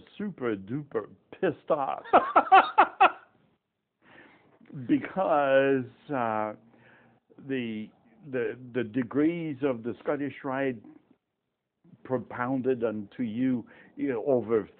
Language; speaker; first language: English; non-native, fluent; French